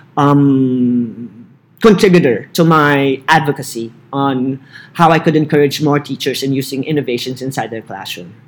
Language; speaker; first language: English; non-native, local second language; Filipino